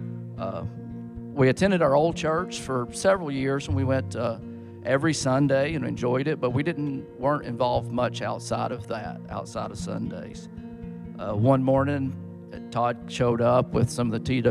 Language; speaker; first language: English; native; English